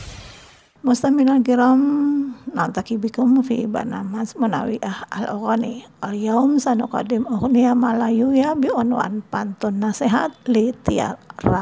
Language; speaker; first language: Arabic; non-native, fluent; Indonesian